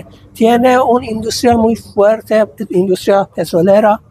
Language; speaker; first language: Spanish; non-native, fluent; Persian